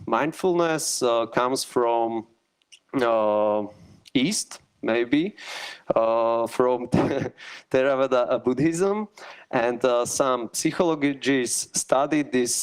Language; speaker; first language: English; non-native, learner; Slovak